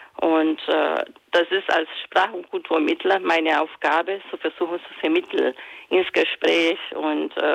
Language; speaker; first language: German; non-native, fluent; Portuguese